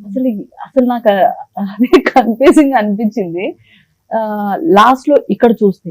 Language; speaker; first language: Telugu; native; Telugu